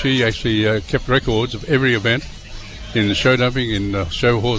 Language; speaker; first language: English; native; English